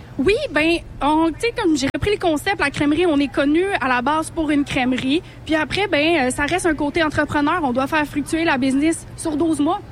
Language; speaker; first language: French; native; French